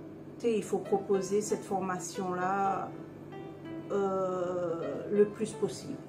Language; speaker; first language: French; non-native, local second language; Réunion Creole French